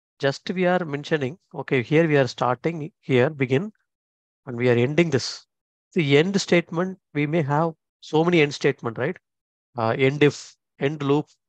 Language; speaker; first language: English; non-native, local second language; Tamil